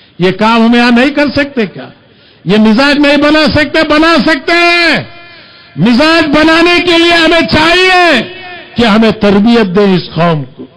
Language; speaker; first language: Urdu; native; Urdu